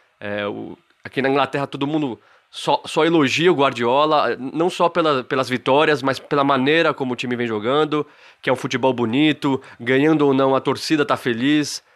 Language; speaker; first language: Portuguese; native; Portuguese